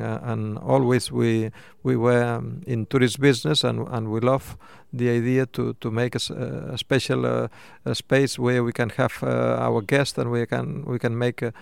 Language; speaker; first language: English; non-native, fluent; Spanish